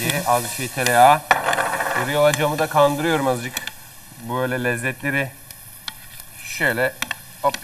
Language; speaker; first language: Turkish; native; Turkish